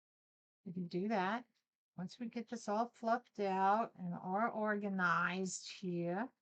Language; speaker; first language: English; native; English